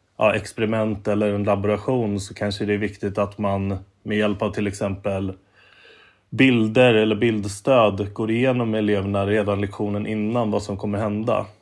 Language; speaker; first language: Swedish; native; Swedish